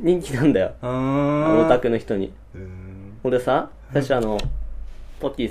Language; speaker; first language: Japanese; native; Japanese